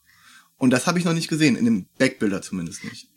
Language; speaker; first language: German; native; German